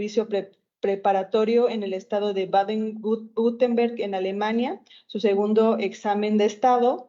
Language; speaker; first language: Spanish; native; Spanish